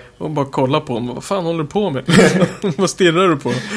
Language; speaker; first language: Swedish; native; Swedish